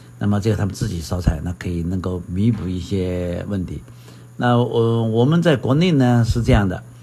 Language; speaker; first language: Chinese; native; Chinese